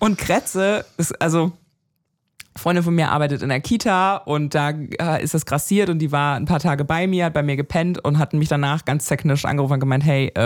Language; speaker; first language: German; native; German